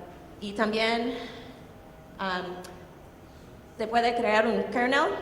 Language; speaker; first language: Spanish; non-native, learner; English